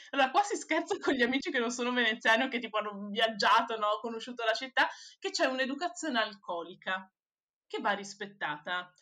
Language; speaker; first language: Italian; native; Italian